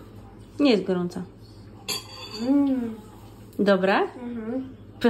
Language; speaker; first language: Polish; native; Polish